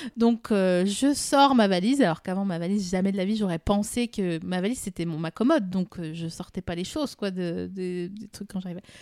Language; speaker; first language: French; native; French